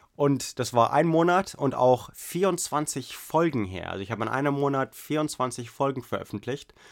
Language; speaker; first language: German; non-native, fluent; English